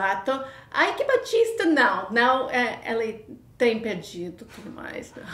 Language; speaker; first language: Portuguese; non-native, fluent; English